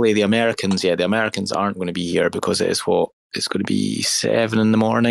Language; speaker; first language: English; native; English